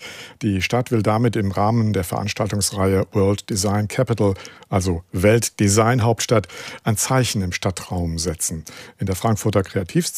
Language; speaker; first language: German; native; German